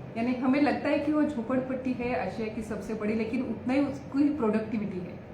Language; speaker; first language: Hindi; non-native, local second language; Marathi